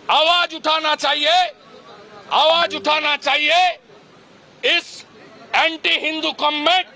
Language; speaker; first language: Hindi; non-native, local second language; Bangla